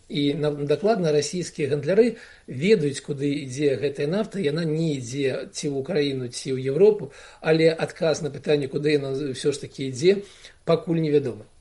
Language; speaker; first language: Belarusian; non-native, local second language; Russian